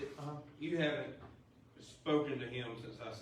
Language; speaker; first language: English; native; English